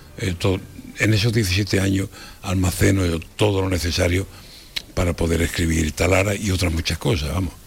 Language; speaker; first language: Spanish; native; Spanish